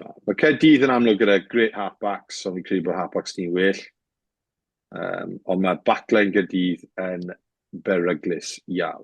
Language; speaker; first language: Welsh; native; Welsh